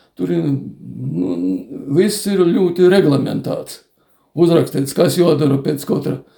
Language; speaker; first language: Latvian; native; Latvian